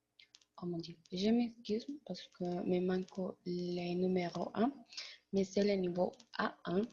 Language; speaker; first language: French; non-native, learner; Spanish